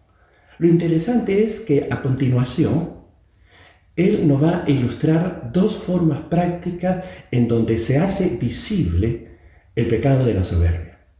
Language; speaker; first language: Spanish; native; Spanish